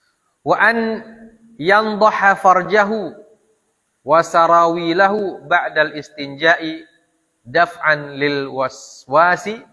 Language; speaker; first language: Arabic; non-native, fluent; Indonesian